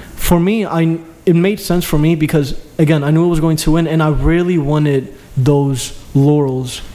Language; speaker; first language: English; early bilingual, other home language; Albanian